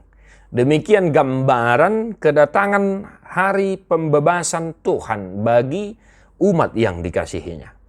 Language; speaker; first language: Indonesian; non-native, local second language; Batak Toba